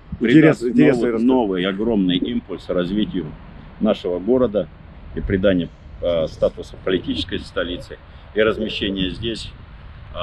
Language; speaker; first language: Russian; native; Russian